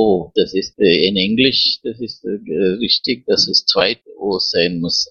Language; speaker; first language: German; non-native, fluent; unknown